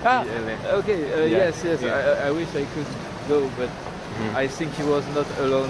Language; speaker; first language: English; non-native, learner; French